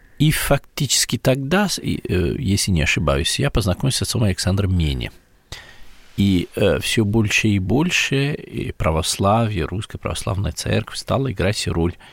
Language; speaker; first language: Russian; non-native, fluent; Italian